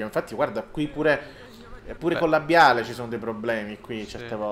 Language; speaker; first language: Italian; native; Italian